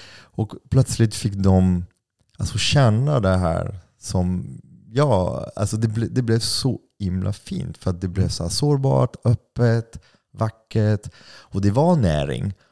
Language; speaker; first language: Swedish; non-native, fluent; French